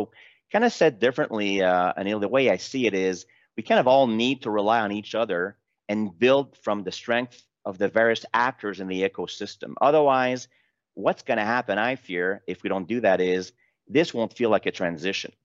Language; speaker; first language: English; non-native, fluent; French